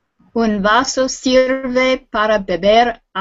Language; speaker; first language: Spanish; non-native, learner; English